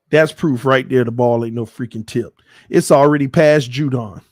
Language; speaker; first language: English; native; English